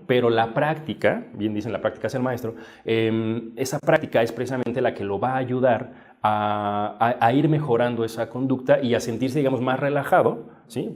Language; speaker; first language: Spanish; native; Spanish